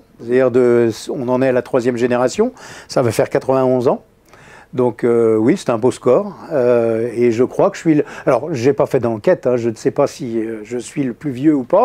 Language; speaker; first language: French; native; French